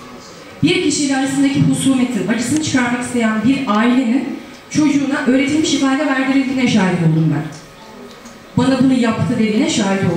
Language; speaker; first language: Turkish; native; Turkish